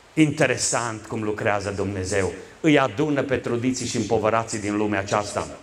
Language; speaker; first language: Romanian; native; Romanian